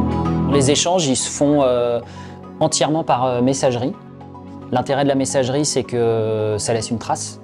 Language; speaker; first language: French; native; French